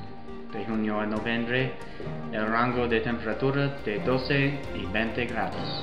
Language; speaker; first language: Spanish; non-native, learner; English